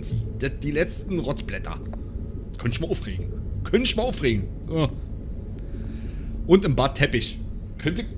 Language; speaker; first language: German; native; German